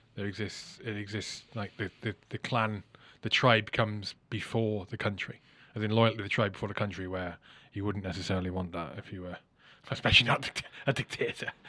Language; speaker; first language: English; native; English